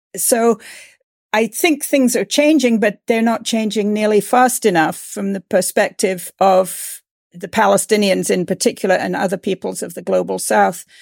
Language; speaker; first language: English; native; English